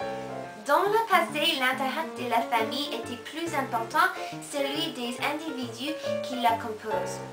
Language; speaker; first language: French; non-native, learner; Korean